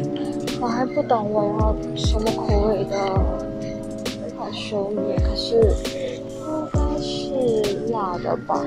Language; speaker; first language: Chinese; non-native, local second language; English